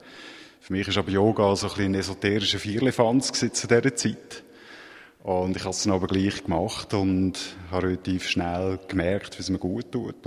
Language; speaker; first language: German; native; German